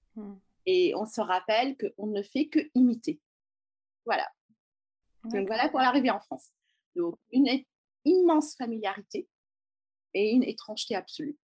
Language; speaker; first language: French; native; French